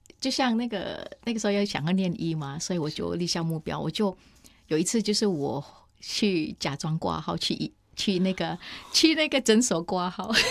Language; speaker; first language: Chinese; non-native, fluent; Vietnamese